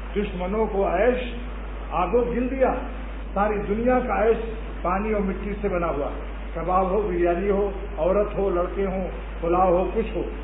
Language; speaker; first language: Urdu; native; Urdu